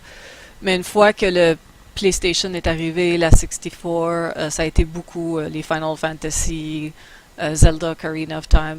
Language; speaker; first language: French; native; French